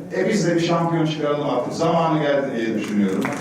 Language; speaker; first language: Turkish; native; Turkish